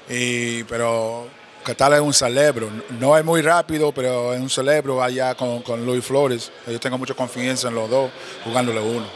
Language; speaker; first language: Spanish; non-native, learner; English